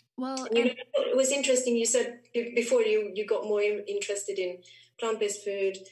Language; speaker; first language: English; non-native, fluent; Swedish